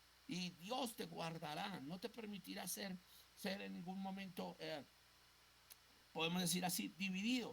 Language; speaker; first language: Spanish; native; Spanish